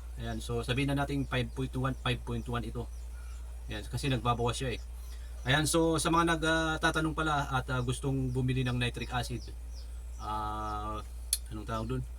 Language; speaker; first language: Filipino; native; Filipino